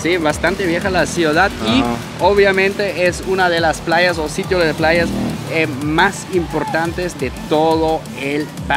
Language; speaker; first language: Spanish; non-native, fluent; German